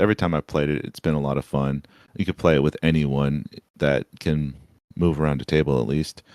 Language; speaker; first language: English; native; English